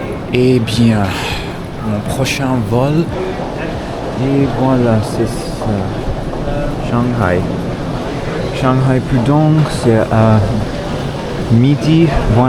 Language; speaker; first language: French; non-native, fluent; English